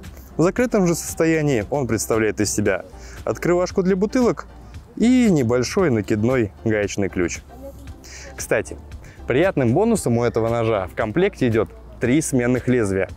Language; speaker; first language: Russian; native; Russian